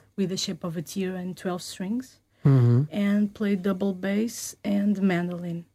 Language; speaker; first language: English; non-native, learner; Portuguese